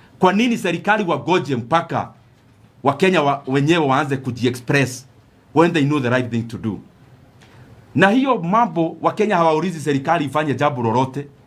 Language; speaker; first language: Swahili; non-native, local second language; Kikuyu